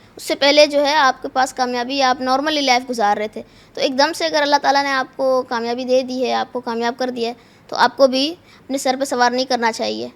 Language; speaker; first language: Urdu; native; Urdu